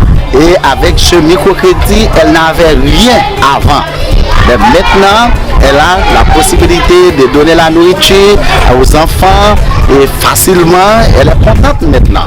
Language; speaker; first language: French; non-native, local second language; Haitian Creole